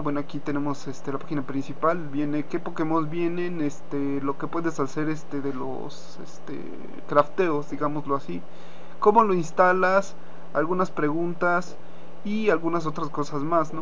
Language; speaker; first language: Spanish; native; Spanish